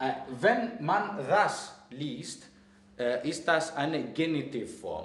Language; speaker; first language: German; non-native, fluent; Greek